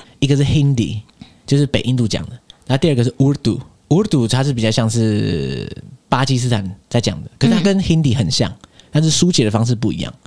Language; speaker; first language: Chinese; native; Chinese